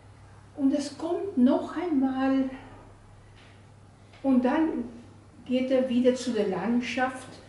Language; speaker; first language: German; non-native, fluent; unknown